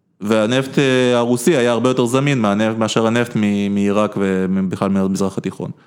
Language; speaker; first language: Hebrew; early bilingual, other home language; Russian